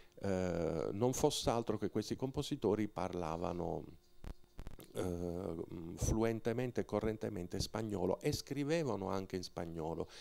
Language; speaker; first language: Italian; native; Italian